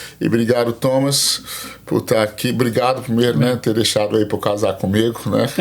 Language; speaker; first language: Portuguese; native; Portuguese